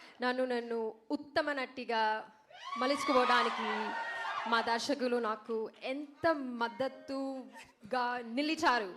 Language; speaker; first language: Telugu; non-native, learner; Malayalam